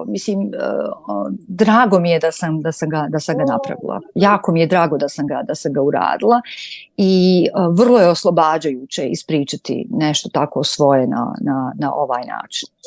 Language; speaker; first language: Croatian; native; Croatian